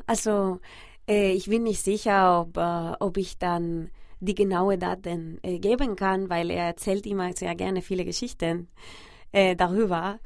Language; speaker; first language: German; non-native, fluent; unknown